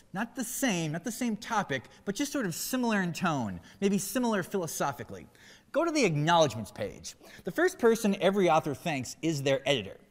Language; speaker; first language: English; native; English